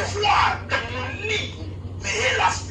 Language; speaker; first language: French; native; French